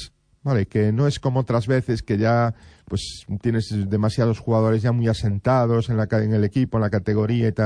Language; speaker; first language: Spanish; native; Spanish